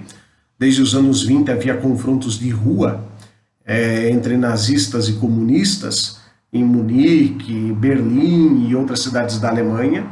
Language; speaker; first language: Portuguese; native; Portuguese